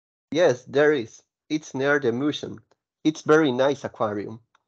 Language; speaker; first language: English; non-native, learner; Spanish